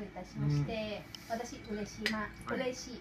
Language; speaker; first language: Japanese; non-native, learner; Thai